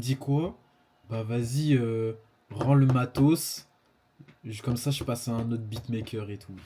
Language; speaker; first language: French; native; French